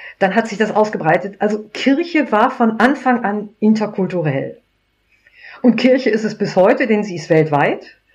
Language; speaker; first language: German; native; German